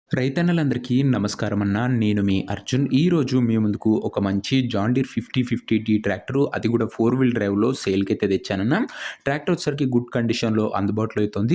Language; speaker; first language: Telugu; native; Telugu